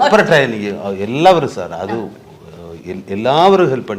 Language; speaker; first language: Tamil; non-native, learner; Malayalam